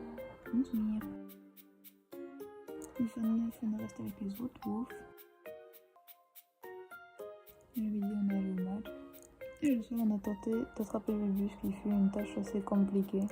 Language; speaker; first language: French; native; French